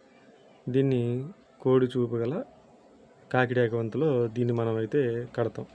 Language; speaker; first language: Telugu; native; Telugu